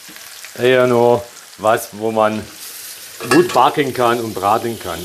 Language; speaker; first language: German; early bilingual, other home language; Polish